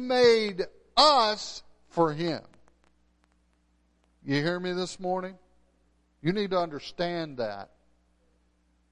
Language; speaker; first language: English; native; English